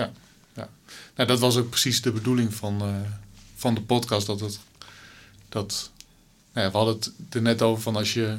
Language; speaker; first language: Dutch; native; Dutch